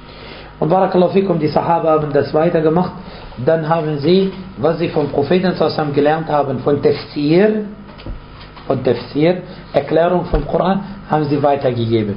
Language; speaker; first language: German; non-native, fluent; Arabic